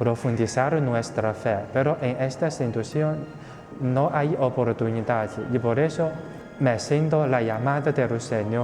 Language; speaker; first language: Spanish; non-native, fluent; Chinese